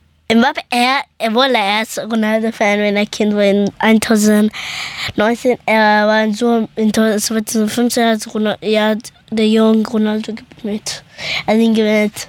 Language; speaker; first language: German; early bilingual, other home language; Persian